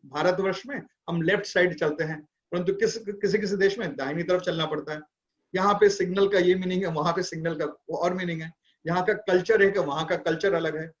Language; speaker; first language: Hindi; non-native, local second language; Bangla